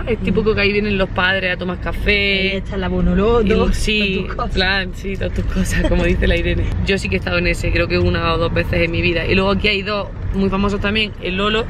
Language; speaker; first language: Spanish; native; Spanish